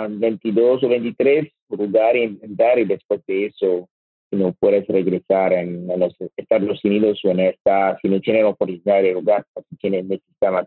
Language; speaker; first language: Spanish; non-native, learner; French